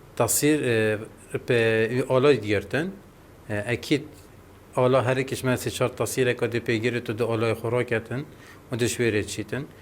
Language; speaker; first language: Kurdish; native; Kurdish